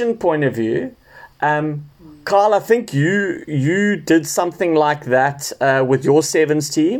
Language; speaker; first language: English; native; English